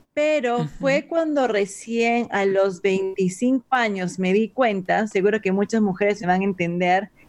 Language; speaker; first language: Spanish; native; Spanish